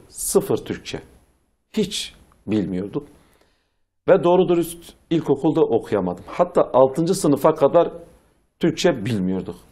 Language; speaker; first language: Turkish; non-native, local second language; Zaza